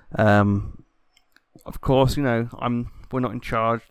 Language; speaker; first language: English; native; English